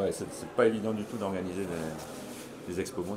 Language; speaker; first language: French; native; French